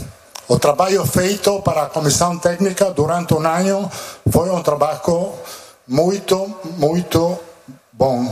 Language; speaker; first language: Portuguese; non-native, learner; Italian